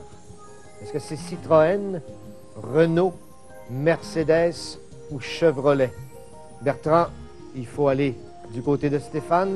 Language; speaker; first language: French; native; French